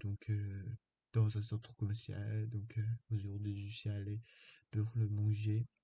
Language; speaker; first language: French; non-native, fluent; Korean